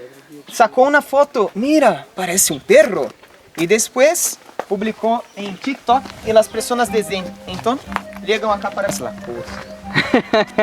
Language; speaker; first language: Spanish; non-native, learner; Portuguese